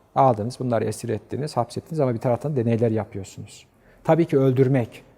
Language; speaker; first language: Turkish; native; Turkish